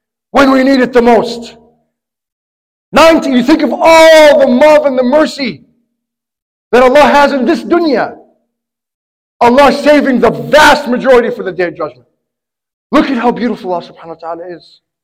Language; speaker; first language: English; native; English